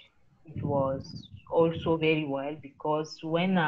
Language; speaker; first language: English; non-native, learner; French